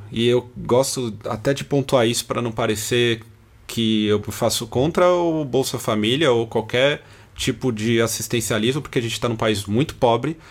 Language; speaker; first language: Portuguese; native; Portuguese